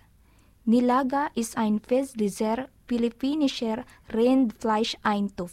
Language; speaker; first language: German; non-native, learner; Filipino